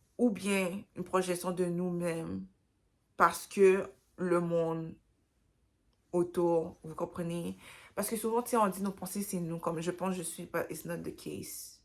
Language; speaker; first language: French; native; French